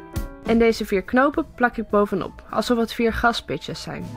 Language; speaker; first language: Dutch; native; Dutch